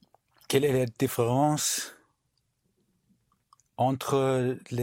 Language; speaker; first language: French; non-native, learner; English